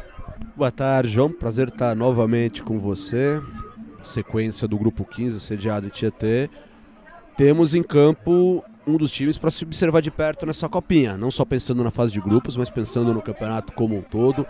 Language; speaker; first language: Portuguese; native; Portuguese